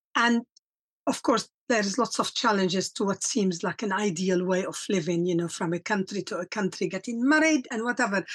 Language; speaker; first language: English; non-native, fluent; Arabic